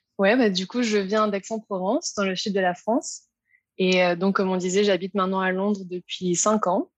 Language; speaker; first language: French; native; French